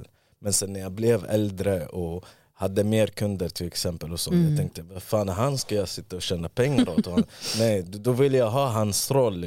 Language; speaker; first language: Swedish; early bilingual, other home language; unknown